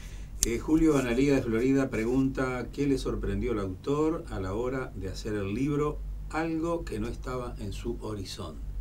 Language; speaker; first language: Spanish; native; Spanish